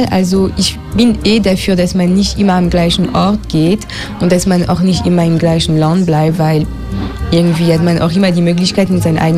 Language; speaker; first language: German; non-native, fluent; French